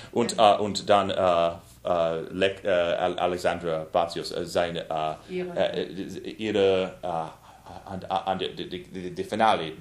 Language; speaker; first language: German; non-native, learner; English